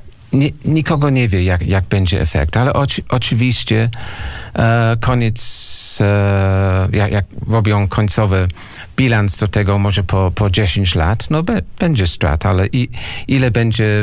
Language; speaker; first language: Polish; non-native, learner; English